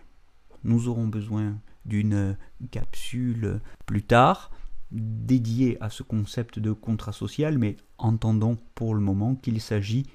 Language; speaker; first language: French; native; French